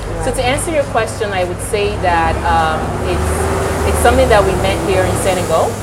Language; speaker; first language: English; non-native, local second language; Yoruba